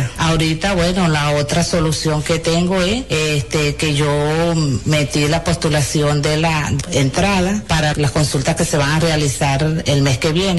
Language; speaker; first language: Spanish; native; Spanish